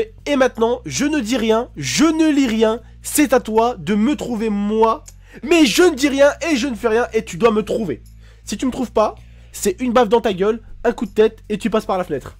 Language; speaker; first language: French; native; French